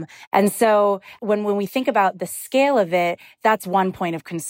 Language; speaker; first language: English; native; English